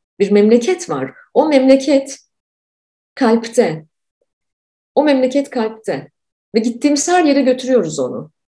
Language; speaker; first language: Turkish; native; Turkish